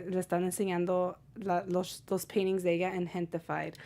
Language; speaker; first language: Spanish; early bilingual, heritage; Spanish